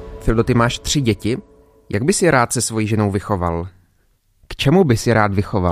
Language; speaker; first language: Czech; native; Czech